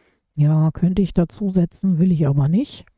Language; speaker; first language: German; native; German